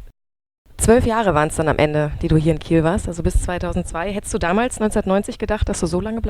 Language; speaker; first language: German; native; German